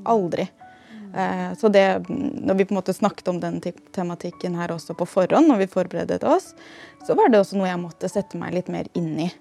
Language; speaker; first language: Norwegian; native; Norwegian